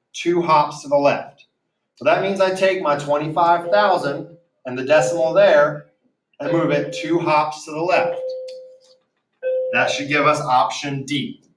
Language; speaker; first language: English; native; English